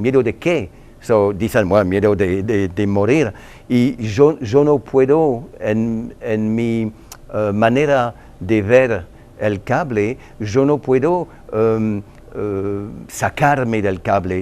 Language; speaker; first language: Spanish; non-native, learner; French